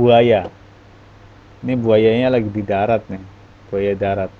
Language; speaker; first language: Indonesian; native; Indonesian